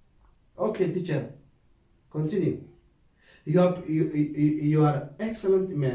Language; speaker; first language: English; non-native, learner; Oromo